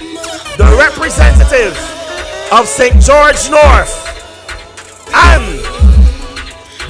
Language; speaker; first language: English; native; English